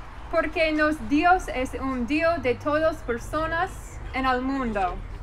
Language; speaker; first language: Spanish; non-native, learner; English